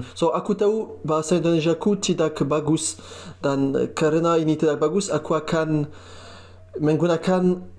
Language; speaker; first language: Indonesian; non-native, learner; French